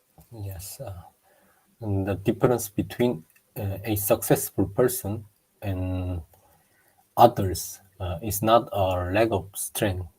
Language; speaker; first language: English; non-native, learner; Japanese